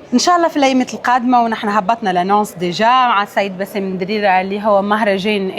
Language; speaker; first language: Arabic; native; Arabic